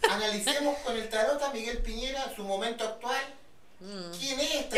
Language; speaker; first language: Spanish; native; Spanish